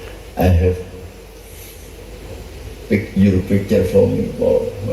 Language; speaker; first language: English; non-native, learner; Indonesian